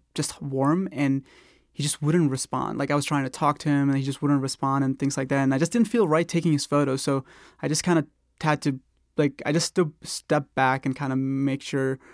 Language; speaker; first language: English; non-native, local second language; Telugu